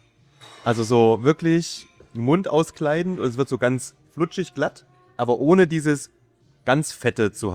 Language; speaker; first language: German; native; German